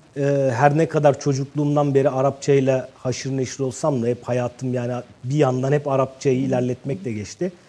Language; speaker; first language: Turkish; native; Turkish